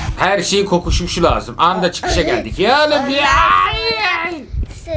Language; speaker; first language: Turkish; native; Turkish